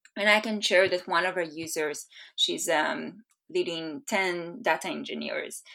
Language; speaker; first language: English; non-native, fluent; Hebrew